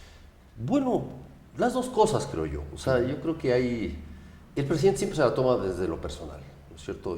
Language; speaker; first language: Spanish; native; Spanish